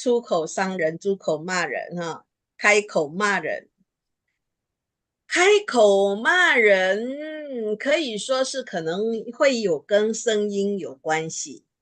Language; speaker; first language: Chinese; non-native, local second language; Hakka Chinese